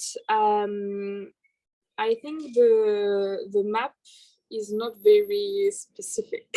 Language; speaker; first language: English; non-native, learner; French